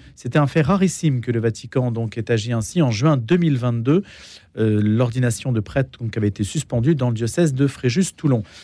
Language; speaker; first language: French; native; French